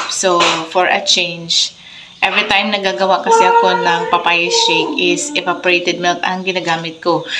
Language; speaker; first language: Filipino; non-native, local second language; Cebuano